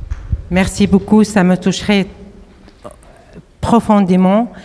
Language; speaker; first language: French; non-native, fluent; Arabic